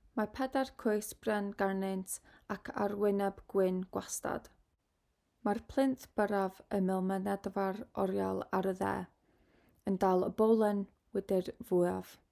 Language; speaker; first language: Welsh; non-native, local second language; English